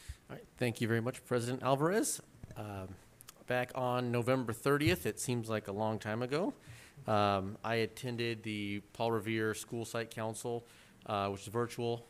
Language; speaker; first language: English; native; English